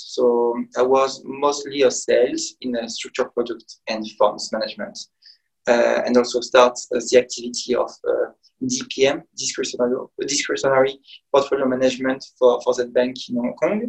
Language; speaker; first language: English; non-native, fluent; French